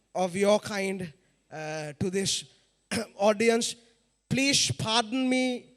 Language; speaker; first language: English; non-native, local second language; Sinhala